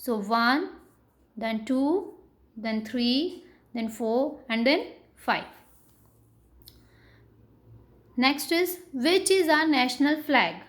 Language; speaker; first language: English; non-native, local second language; Hindi